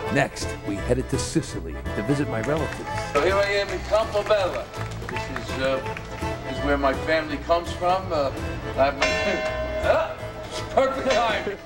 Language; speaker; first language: English; native; English